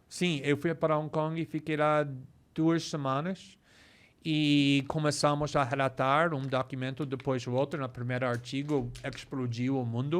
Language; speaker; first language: Portuguese; non-native, fluent; English